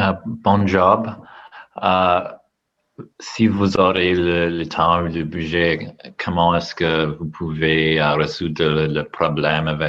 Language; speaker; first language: French; non-native, learner; English